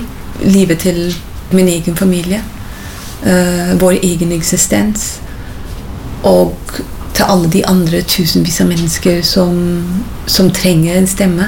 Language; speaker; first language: Norwegian; non-native, fluent; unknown